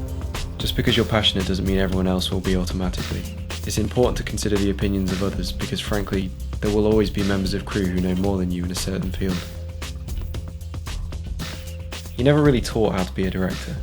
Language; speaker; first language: English; native; English